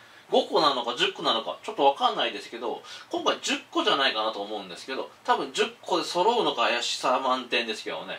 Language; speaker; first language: Japanese; native; Japanese